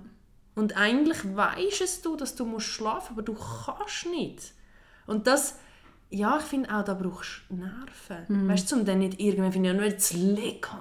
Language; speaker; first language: German; native; German